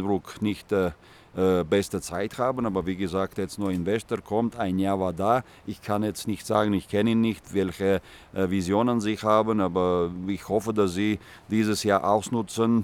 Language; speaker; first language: German; non-native, fluent; Russian